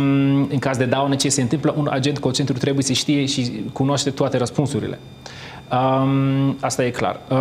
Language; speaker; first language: Romanian; non-native, fluent; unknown